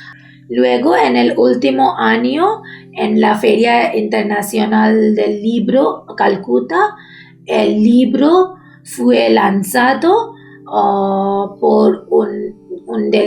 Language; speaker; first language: Spanish; non-native, learner; Bangla